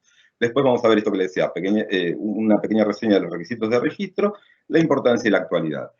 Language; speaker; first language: Spanish; native; Spanish